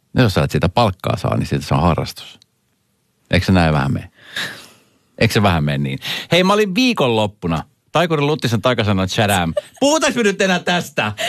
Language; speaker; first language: Finnish; non-native, fluent; Spanish